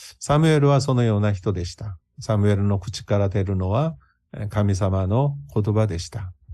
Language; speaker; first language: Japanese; non-native, fluent; Korean